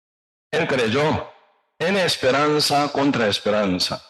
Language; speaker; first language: Spanish; non-native, learner; Korean